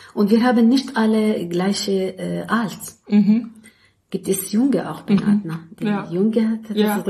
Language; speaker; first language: German; non-native, learner; Arabic